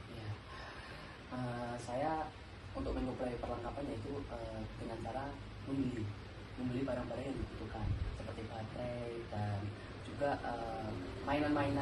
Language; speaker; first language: Indonesian; native; Indonesian